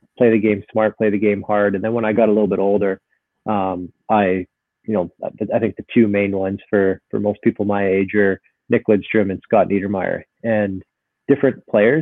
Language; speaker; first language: English; native; English